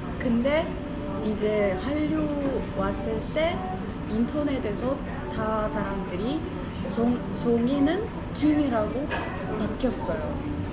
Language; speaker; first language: Korean; non-native, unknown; Russian